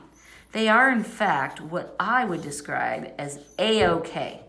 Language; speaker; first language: English; native; English